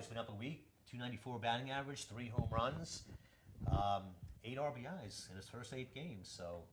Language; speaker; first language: English; native; English